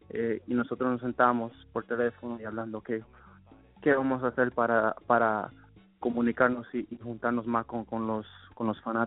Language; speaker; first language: Spanish; early bilingual, heritage; Spanish